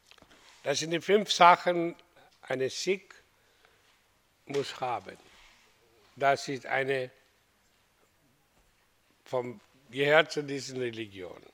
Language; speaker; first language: German; non-native, fluent; Hindi